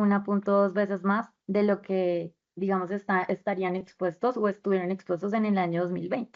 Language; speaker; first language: Spanish; native; Spanish